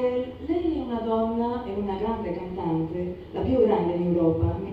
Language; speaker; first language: Italian; non-native, learner; Spanish